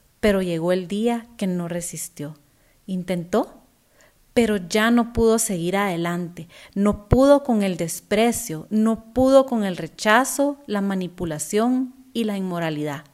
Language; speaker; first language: Spanish; native; Spanish